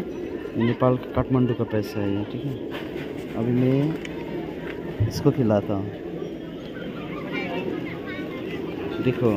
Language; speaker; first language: Hindi; non-native, local second language; Nepali